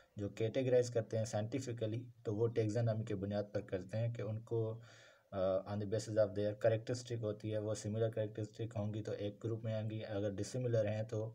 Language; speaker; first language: Urdu; non-native, local second language; Sindhi